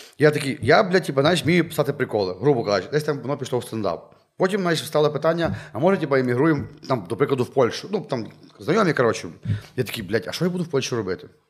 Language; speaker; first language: Ukrainian; native; Ukrainian